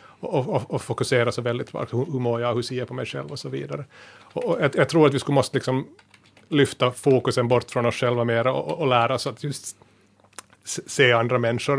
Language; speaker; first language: Swedish; native; Swedish